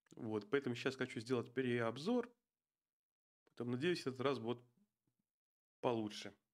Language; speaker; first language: Russian; native; Russian